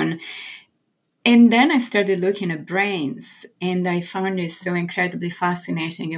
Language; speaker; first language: English; non-native, fluent; Italian